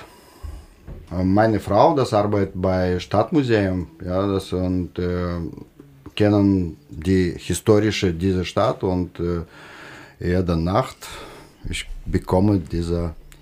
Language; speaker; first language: German; non-native, learner; Russian